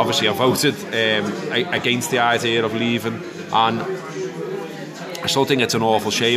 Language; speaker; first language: English; native; English